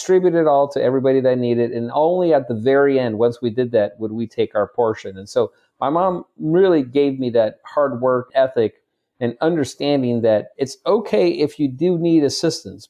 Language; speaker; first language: English; native; English